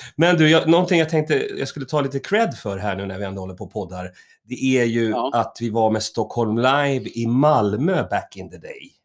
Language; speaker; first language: Swedish; native; Swedish